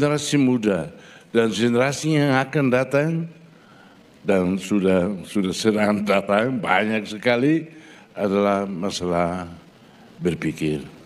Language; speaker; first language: Indonesian; non-native, fluent; Portuguese